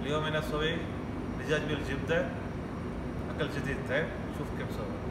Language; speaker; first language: Arabic; non-native, learner; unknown